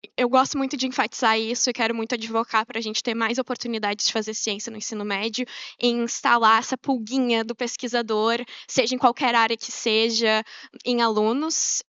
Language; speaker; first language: Portuguese; native; Portuguese